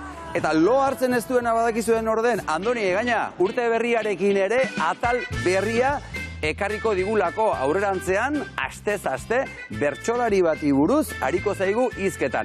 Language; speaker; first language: Basque; native; Basque